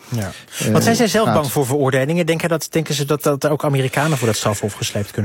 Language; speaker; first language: Dutch; native; Dutch